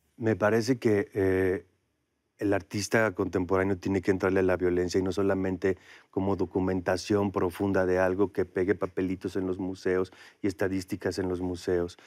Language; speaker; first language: Spanish; native; Spanish